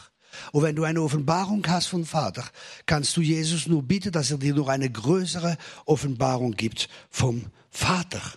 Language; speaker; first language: German; non-native, fluent; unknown